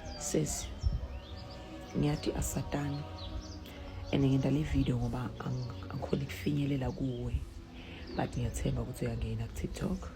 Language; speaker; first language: Zulu; non-native, local second language; Swati